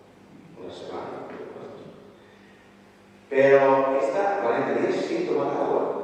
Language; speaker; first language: Spanish; non-native, fluent; Italian